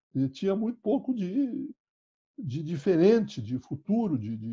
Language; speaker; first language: Portuguese; native; Portuguese